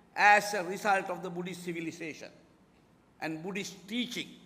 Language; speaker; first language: English; non-native, local second language; Sinhala